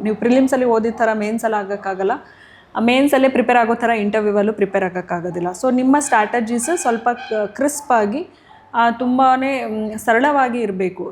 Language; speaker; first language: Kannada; non-native, local second language; Lambadi